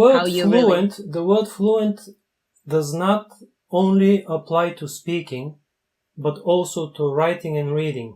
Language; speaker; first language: English; non-native, fluent; Bulgarian